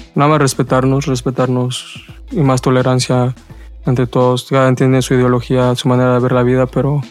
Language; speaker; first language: Spanish; early bilingual, heritage; Spanish